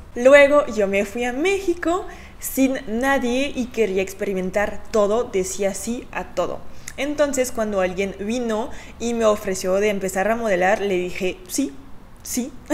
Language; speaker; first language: Spanish; non-native, fluent; French